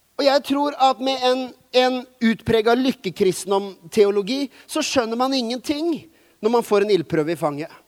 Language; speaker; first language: Norwegian; native; Norwegian